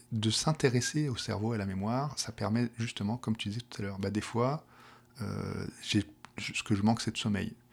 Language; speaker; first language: French; native; French